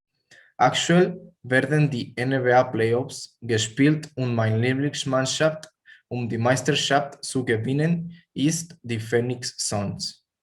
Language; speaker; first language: German; non-native, learner; Spanish